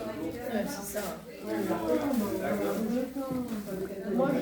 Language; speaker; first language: French; early bilingual, other home language; Vietnamese